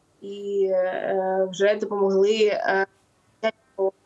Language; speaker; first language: Ukrainian; non-native, local second language; Russian